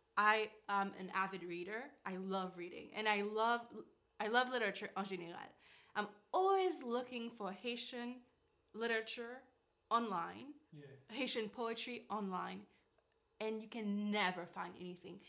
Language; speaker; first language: English; non-native, fluent; Haitian Creole